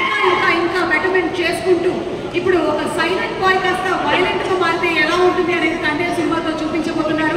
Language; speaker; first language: Telugu; native; Telugu